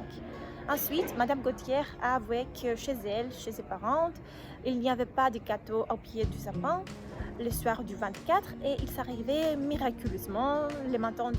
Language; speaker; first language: French; non-native, learner; Greek